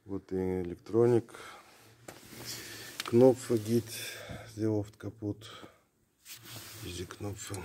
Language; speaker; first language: German; non-native, learner; Russian